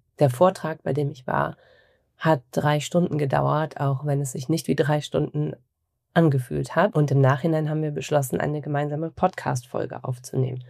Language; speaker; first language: German; native; German